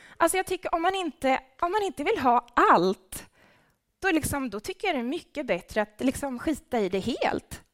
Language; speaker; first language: Swedish; native; Swedish